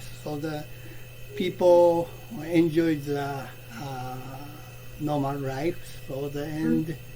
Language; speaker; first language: English; non-native, learner; Japanese